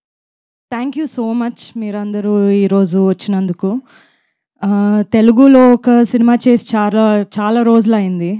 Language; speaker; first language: Telugu; non-native, fluent; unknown